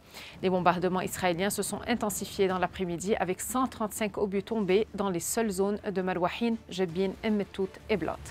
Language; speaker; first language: French; non-native, local second language; Arabic